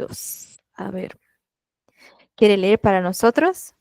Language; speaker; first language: Spanish; non-native, fluent; Portuguese